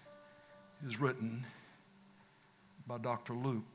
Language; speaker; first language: English; native; English